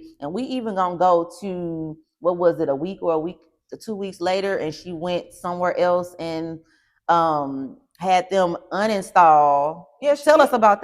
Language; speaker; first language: English; native; English